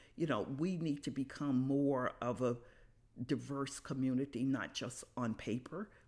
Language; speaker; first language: English; native; English